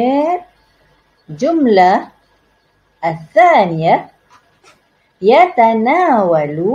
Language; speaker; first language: Arabic; non-native, learner; Malay